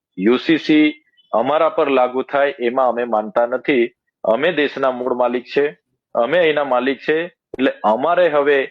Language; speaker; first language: Gujarati; non-native, local second language; Bhili